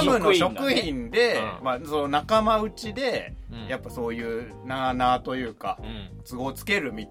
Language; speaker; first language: Japanese; native; Japanese